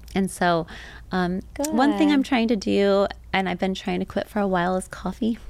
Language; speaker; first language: English; native; English